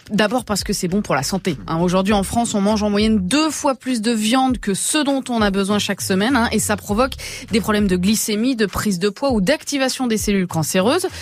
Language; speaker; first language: French; native; French